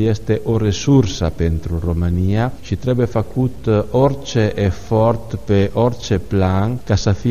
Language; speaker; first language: Romanian; non-native, fluent; Italian